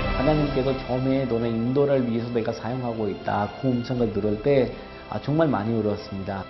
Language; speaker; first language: Korean; non-native, fluent; Hindi